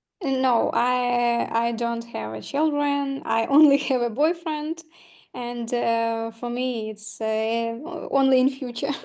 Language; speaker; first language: English; non-native, learner; Ukrainian